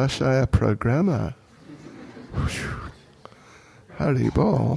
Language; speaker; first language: Russian; non-native, learner; English